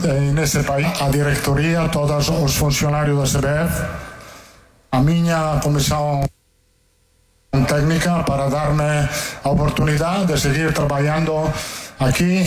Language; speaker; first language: Portuguese; non-native, fluent; Italian